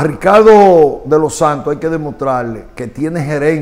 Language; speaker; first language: Spanish; native; Spanish